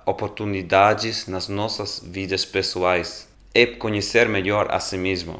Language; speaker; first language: Portuguese; non-native, learner; German